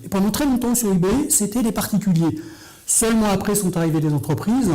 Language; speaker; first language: French; native; French